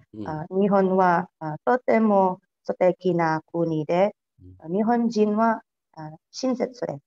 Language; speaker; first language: Japanese; non-native, learner; Filipino